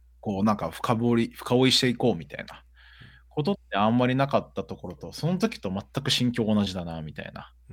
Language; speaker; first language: Japanese; early bilingual, other home language; Portuguese